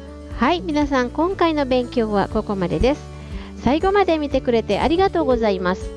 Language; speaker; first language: Japanese; non-native, fluent; Indonesian